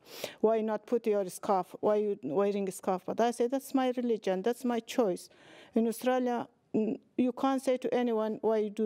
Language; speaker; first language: English; non-native, learner; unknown